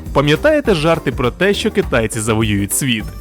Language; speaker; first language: Ukrainian; native; Ukrainian